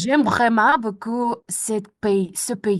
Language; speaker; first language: French; non-native, fluent; Ukrainian